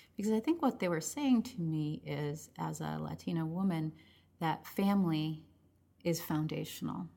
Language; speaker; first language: English; early bilingual, other home language; Spanish